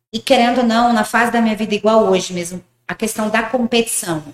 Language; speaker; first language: Portuguese; early bilingual, heritage; Portuguese